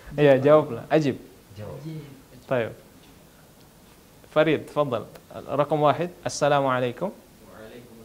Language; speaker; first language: Arabic; non-native, fluent; Indonesian